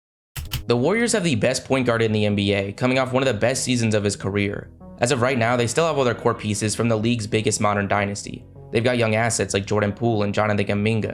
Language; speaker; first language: English; native; English